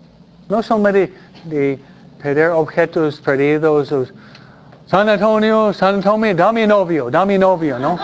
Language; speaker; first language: Spanish; non-native, fluent; English